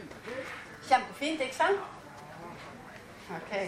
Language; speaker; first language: Norwegian; early bilingual, heritage; Norwegian